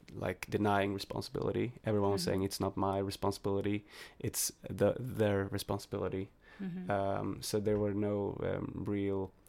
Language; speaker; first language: English; non-native, fluent; Swedish